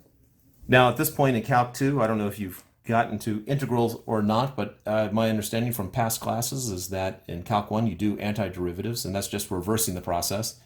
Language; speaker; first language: English; native; English